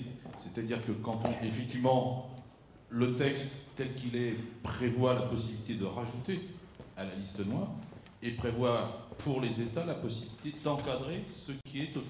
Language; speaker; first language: French; native; French